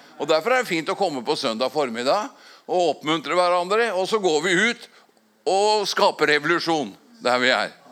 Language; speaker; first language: Norwegian; native; Norwegian